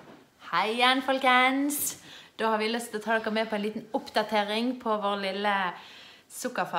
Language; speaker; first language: Norwegian; native; Norwegian